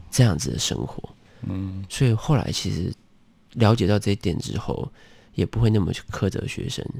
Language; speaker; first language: Chinese; native; Chinese